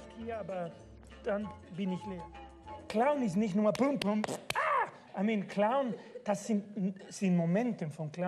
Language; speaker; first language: German; non-native, fluent; Spanish